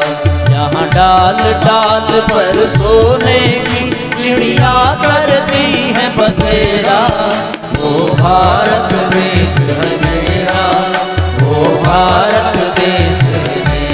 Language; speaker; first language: Hindi; native; Hindi